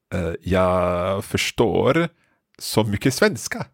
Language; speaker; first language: Swedish; non-native, learner; English